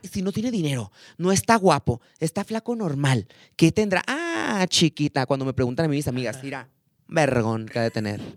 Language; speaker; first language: Spanish; native; Spanish